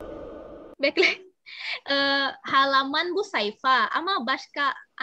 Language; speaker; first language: Turkish; non-native, learner; Indonesian